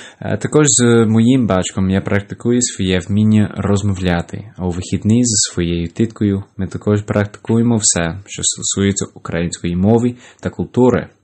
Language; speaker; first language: Ukrainian; non-native, learner; English